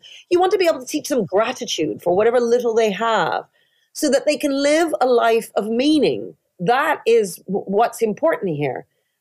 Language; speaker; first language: English; native; English